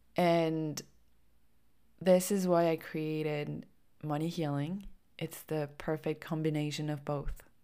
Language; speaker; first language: English; non-native, fluent; French